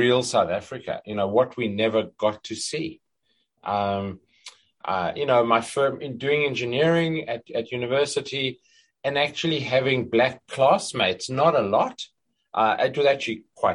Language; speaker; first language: English; native; English